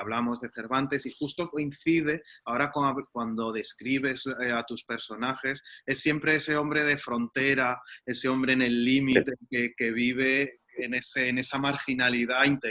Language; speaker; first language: Spanish; native; Spanish